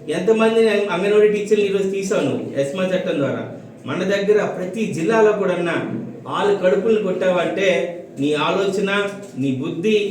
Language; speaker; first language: Telugu; native; Telugu